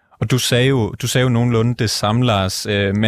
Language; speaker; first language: Danish; native; Danish